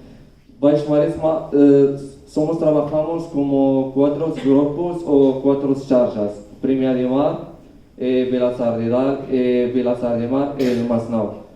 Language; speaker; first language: Spanish; non-native, learner; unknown